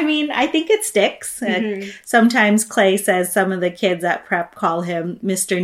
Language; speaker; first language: English; non-native, local second language; Filipino